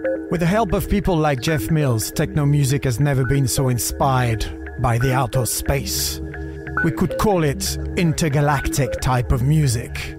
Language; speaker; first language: English; non-native, fluent; French